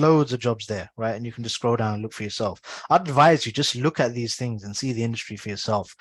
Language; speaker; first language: English; native; English